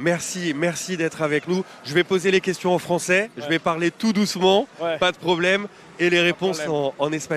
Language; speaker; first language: French; native; French